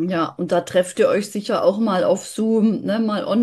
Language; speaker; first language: German; native; German